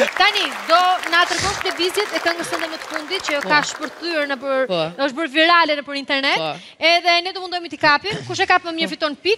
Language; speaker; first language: Albanian; native; Albanian